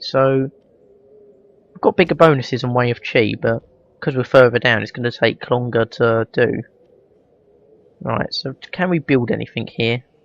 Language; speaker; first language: English; native; English